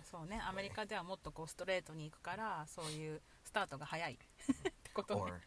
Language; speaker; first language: Japanese; native; Japanese